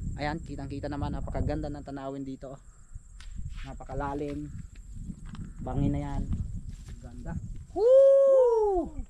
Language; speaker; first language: Filipino; native; Filipino